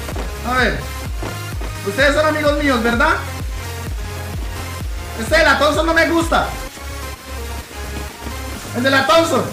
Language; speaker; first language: Spanish; native; Spanish